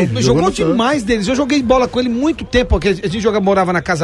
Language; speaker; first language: Portuguese; native; Portuguese